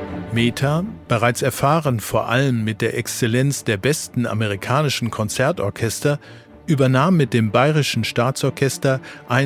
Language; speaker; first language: German; native; German